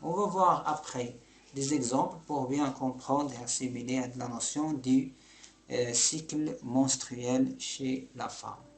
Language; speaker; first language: French; non-native, local second language; Arabic